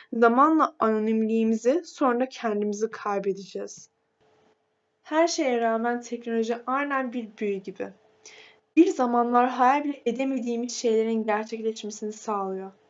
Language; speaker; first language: Turkish; native; Turkish